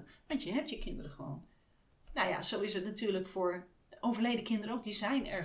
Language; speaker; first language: Dutch; native; Dutch